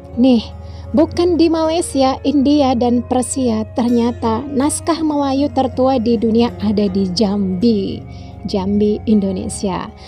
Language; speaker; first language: Indonesian; native; Indonesian